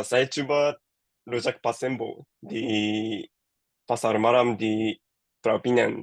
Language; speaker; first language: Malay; non-native, learner; Japanese